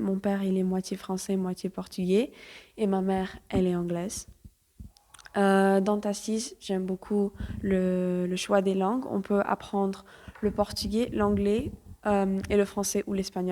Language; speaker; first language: French; early bilingual, heritage; French